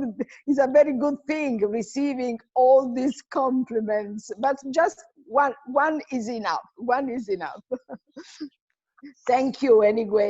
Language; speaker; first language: English; non-native, fluent; Italian